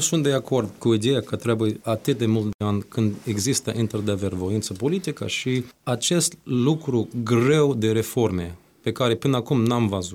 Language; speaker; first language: Romanian; non-native, fluent; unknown